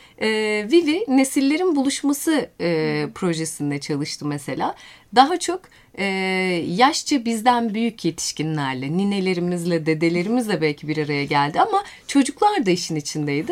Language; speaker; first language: Turkish; native; Turkish